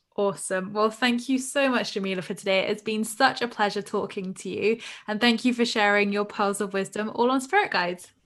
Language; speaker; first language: English; native; English